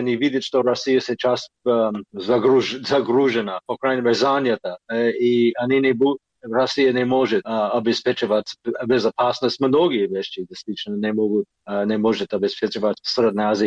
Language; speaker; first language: Russian; non-native, fluent; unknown